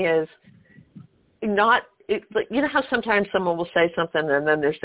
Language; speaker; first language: English; native; English